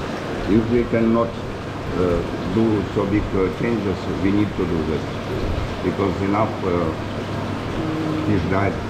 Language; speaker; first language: English; non-native, learner; Russian